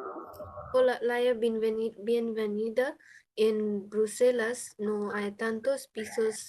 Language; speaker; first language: Spanish; non-native, learner; Bangla